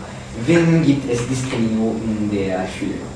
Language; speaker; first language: German; non-native, learner; French